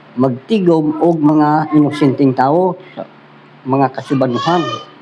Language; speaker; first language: Cebuano; non-native, local second language; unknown